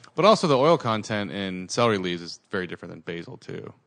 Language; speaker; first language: English; early bilingual, other home language; Italian